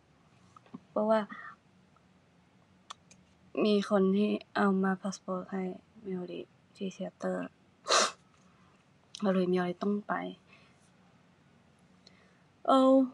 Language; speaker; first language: Thai; non-native, learner; Japanese